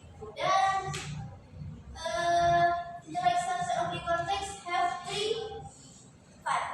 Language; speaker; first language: English; non-native, learner; Indonesian